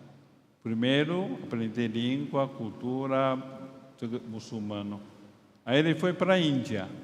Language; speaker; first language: Portuguese; non-native, fluent; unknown